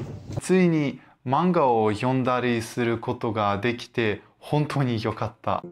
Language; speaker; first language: Japanese; non-native, learner; Russian